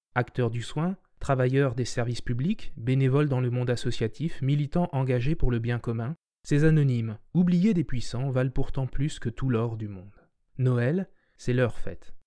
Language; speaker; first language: French; native; French